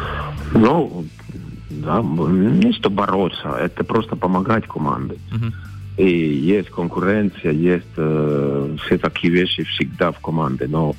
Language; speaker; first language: Russian; non-native, fluent; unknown